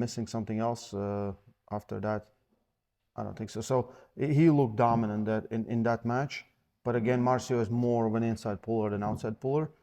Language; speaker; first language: English; non-native, fluent; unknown